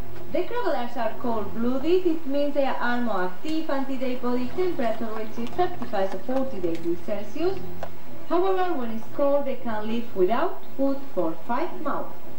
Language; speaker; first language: English; non-native, learner; Spanish